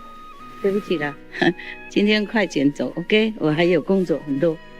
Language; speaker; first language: Chinese; non-native, fluent; Vietnamese